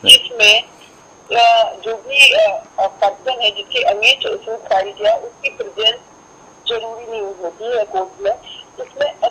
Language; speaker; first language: Hindi; native; Hindi